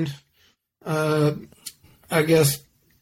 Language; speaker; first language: English; native; English